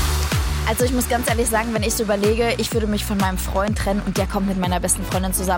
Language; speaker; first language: German; native; German